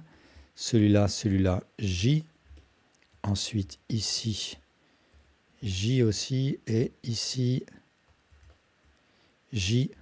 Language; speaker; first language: French; native; French